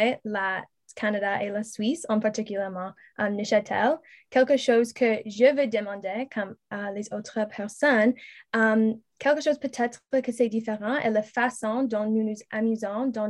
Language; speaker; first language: French; non-native, learner; English